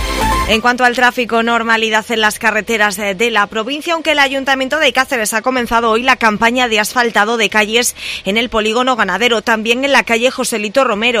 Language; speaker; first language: Spanish; native; Spanish